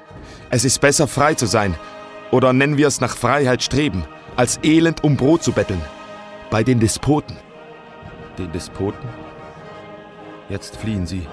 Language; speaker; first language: German; native; German